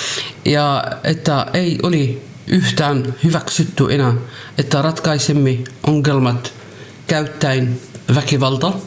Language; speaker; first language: Finnish; non-native, learner; Arabic